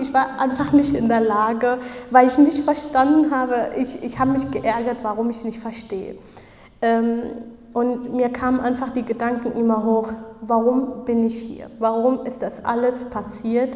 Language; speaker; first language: German; non-native, fluent; Kurdish